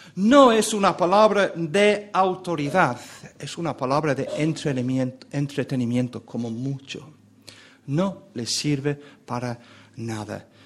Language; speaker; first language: Spanish; non-native, fluent; English